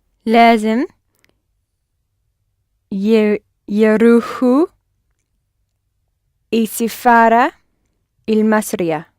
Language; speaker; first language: Arabic; non-native, learner; English